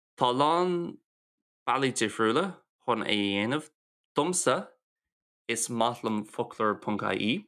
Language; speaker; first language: Irish; non-native, local second language; English